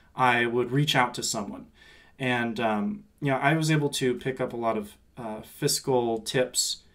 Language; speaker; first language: English; native; English